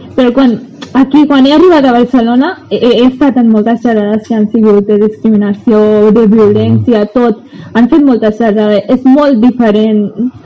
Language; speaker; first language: Catalan; early bilingual, other home language; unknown